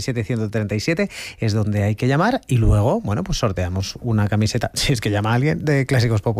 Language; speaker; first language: Spanish; native; Spanish